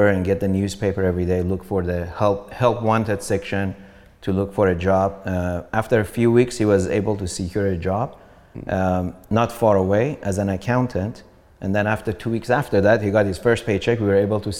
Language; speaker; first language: English; non-native, fluent; Persian